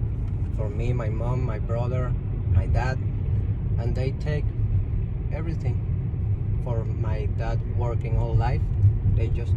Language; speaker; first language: English; non-native, learner; Spanish